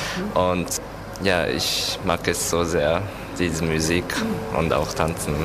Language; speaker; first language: German; non-native, learner; Japanese